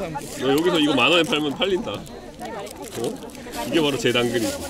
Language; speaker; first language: Korean; native; Korean